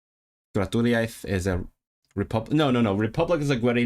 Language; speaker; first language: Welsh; non-native, learner; Cantonese